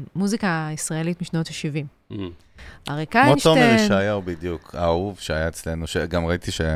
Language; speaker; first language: Hebrew; native; Hebrew